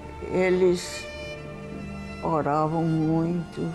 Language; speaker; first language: Portuguese; early bilingual, heritage; Portuguese